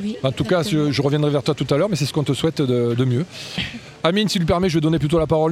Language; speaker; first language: French; native; French